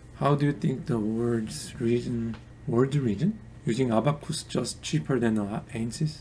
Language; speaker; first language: English; non-native, fluent; Korean